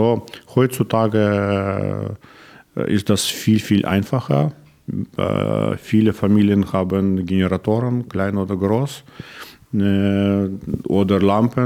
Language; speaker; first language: German; non-native, learner; Russian